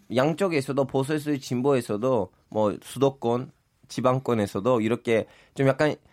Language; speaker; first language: Korean; non-native, fluent; Turkish